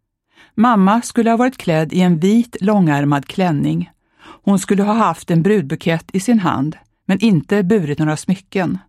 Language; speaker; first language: Swedish; early bilingual, other home language; Hungarian